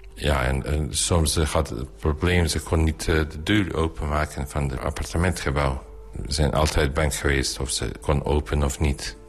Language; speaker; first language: Dutch; non-native, learner; Bosnian